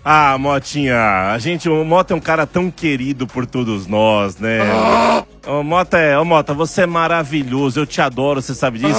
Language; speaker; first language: Portuguese; native; Portuguese